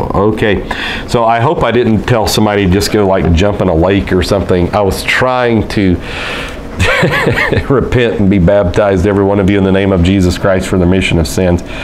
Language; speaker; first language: English; native; English